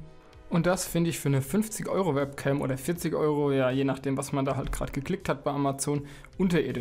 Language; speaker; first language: German; native; German